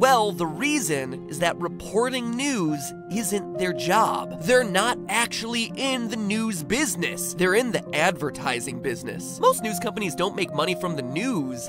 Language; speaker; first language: English; native; English